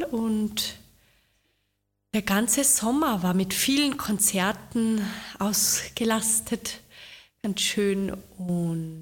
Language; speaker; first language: German; native; German